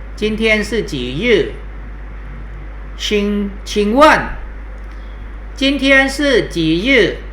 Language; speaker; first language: Chinese; non-native, fluent; Thai